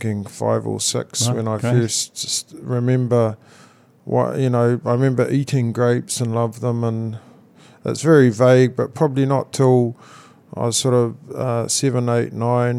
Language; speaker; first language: English; native; English